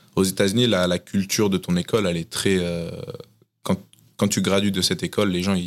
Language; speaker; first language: French; native; French